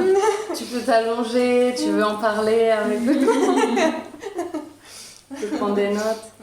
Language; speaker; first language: French; early bilingual, other home language; Italian